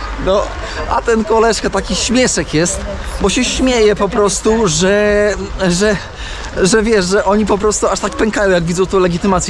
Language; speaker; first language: Polish; native; Polish